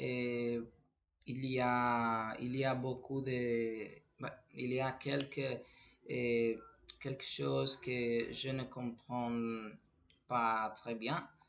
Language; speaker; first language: French; non-native, learner; Spanish